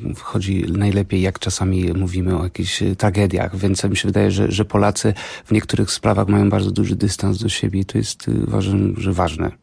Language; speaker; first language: Polish; non-native, fluent; Portuguese